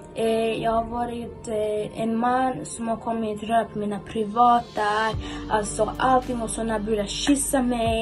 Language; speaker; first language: Swedish; early bilingual, other home language; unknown